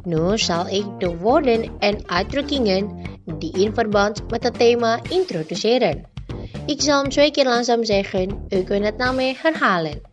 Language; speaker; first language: Dutch; non-native, learner; Indonesian